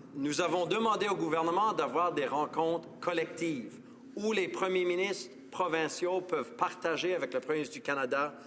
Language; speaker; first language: French; non-native, local second language; English